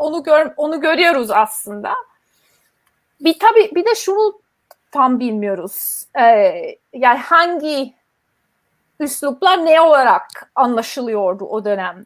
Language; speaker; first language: Turkish; non-native, fluent; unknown